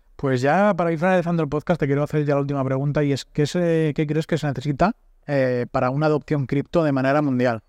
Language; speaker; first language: Spanish; native; Spanish